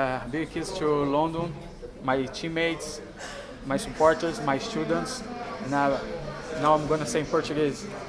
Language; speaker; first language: English; non-native, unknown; Portuguese